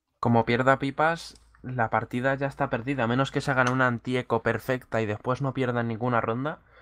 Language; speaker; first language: Spanish; native; Spanish